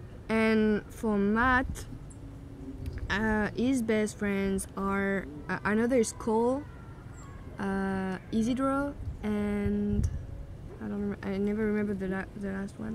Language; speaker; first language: English; non-native, fluent; French